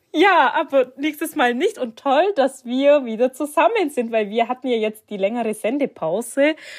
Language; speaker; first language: German; early bilingual, other home language; Turkish